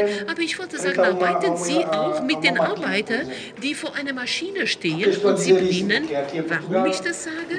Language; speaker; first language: German; non-native, fluent; Portuguese